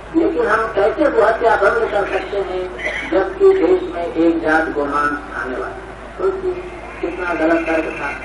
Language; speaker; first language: Hindi; native; Hindi